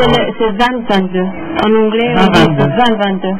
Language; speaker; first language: French; non-native, learner; English